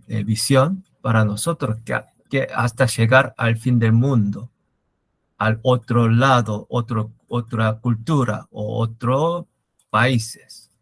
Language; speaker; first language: Spanish; non-native, learner; Korean